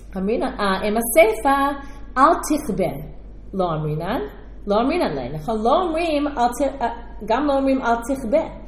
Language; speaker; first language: Hebrew; non-native, fluent; English